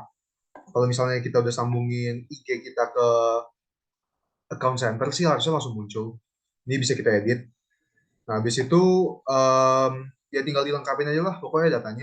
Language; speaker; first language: Indonesian; native; Indonesian